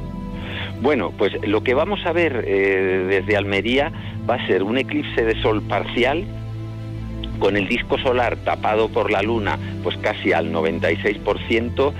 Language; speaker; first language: Spanish; native; Spanish